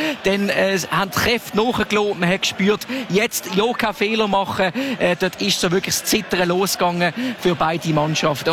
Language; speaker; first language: German; native; German